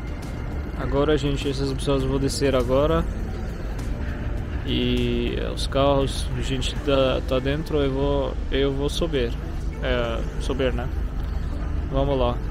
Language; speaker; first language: Portuguese; non-native, fluent; Arabic